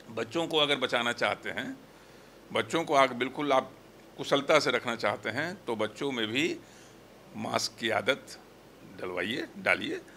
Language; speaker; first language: Hindi; native; Hindi